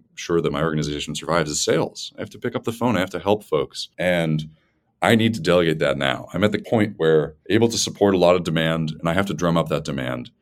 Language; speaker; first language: English; native; English